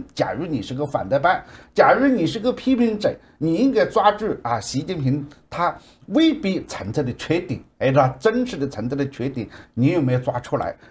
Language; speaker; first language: Chinese; native; Chinese